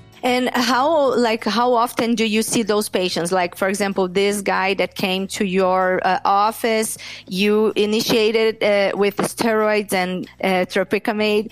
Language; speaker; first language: English; non-native, fluent; Portuguese